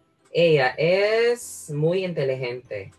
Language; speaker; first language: Spanish; non-native, fluent; Filipino